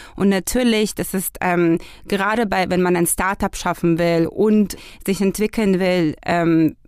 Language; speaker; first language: German; non-native, fluent; Hebrew